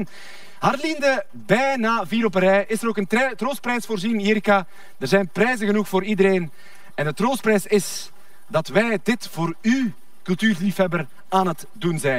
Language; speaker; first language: Dutch; native; Dutch